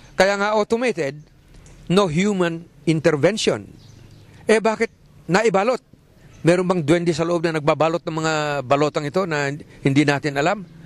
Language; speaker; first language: Filipino; native; Filipino